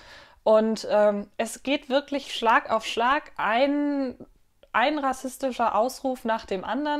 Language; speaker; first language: German; native; German